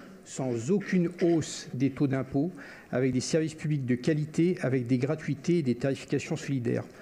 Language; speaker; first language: French; native; French